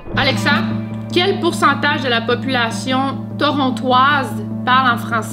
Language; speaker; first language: French; native; French